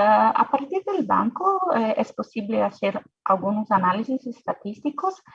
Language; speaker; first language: Spanish; non-native, fluent; Portuguese